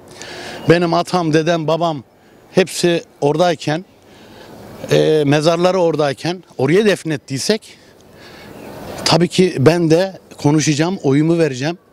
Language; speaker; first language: Turkish; early bilingual, heritage; Turkish